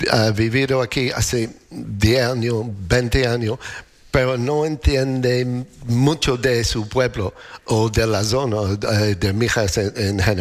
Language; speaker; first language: Spanish; non-native, fluent; English